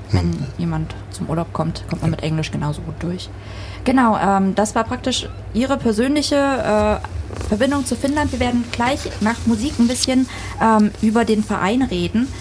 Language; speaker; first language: German; early bilingual, other home language; Vietnamese